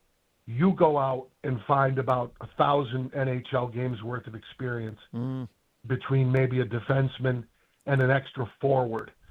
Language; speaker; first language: English; native; English